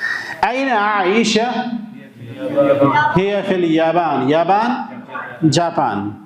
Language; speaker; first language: Arabic; non-native, fluent; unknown